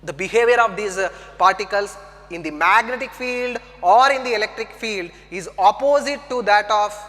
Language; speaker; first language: English; non-native, local second language; Kannada